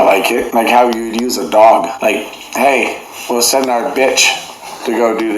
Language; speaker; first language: English; native; English